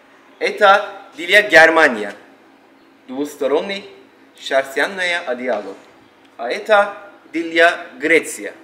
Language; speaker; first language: Russian; non-native, learner; Turkish